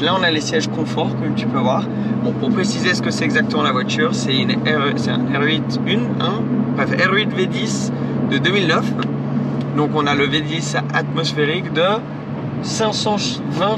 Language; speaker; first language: French; native; French